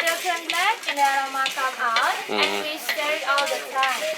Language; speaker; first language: English; non-native, learner; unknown